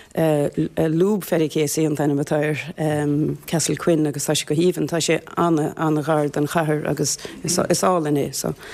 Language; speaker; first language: Irish; native; Irish